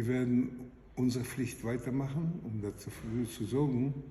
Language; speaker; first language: German; non-native, fluent; Hebrew